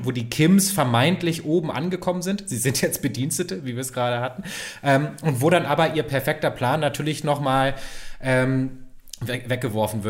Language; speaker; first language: German; native; German